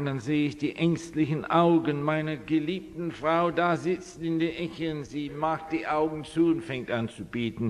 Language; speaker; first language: German; non-native, fluent; English